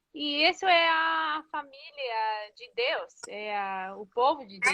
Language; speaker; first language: Portuguese; non-native, fluent; English